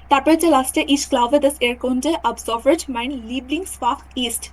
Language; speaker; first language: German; non-native, learner; Bangla